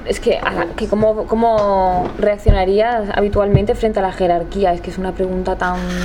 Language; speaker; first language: Spanish; native; Spanish